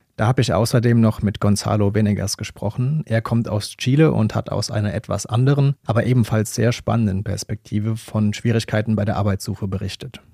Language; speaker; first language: German; native; German